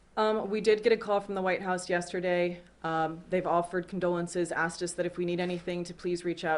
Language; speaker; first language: English; native; English